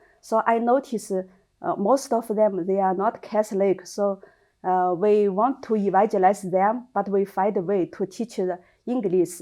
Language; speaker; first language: English; non-native, learner; Chinese